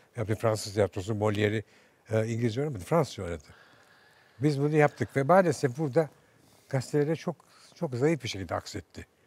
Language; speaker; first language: Turkish; native; Turkish